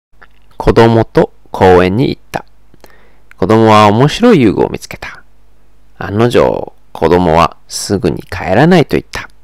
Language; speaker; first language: Japanese; non-native, fluent; Chinese